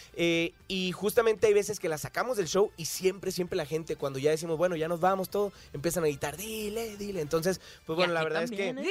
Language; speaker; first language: Spanish; native; Spanish